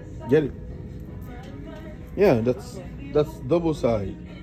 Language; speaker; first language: English; non-native, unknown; Haitian Creole